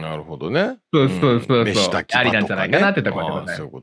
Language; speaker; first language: Japanese; native; Japanese